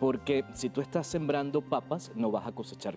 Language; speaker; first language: Spanish; native; Spanish